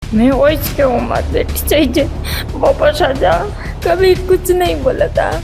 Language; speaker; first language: Hindi; non-native, local second language; Marwari